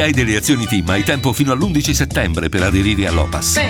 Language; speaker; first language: Italian; native; Italian